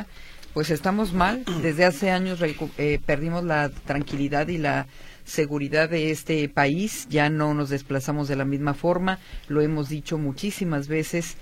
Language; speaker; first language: Spanish; native; Spanish